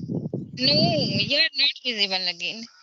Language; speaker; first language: English; non-native, learner; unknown